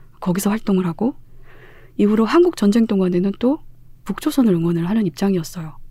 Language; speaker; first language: Korean; native; Korean